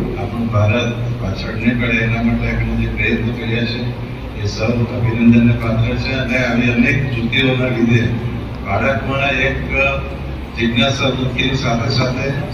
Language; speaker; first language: Gujarati; native; Gujarati